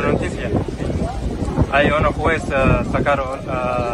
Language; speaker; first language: Spanish; non-native, learner; Arabic